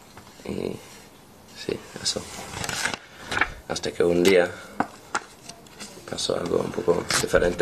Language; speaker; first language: Spanish; non-native, learner; English